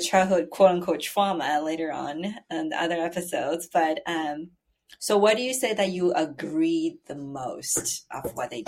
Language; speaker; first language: English; non-native, fluent; Chinese